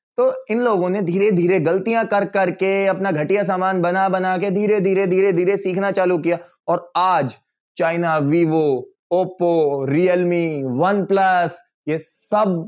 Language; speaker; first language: Hindi; native; Hindi